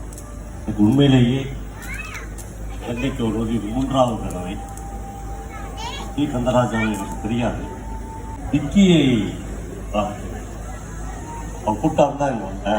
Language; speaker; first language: Tamil; native; Tamil